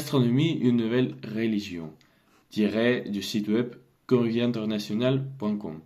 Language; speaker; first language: French; non-native, learner; Russian